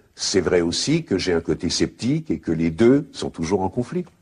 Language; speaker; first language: French; native; French